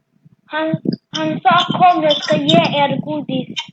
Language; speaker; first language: Swedish; early bilingual, other home language; French